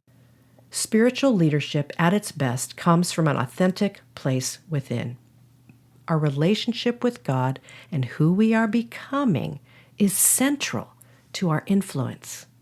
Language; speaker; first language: English; native; English